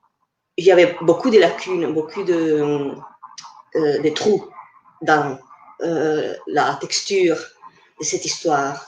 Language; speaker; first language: French; non-native, fluent; Italian